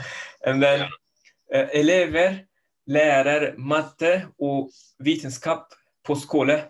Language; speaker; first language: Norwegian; non-native, learner; Turkish